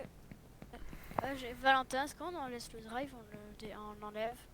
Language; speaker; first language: French; native; French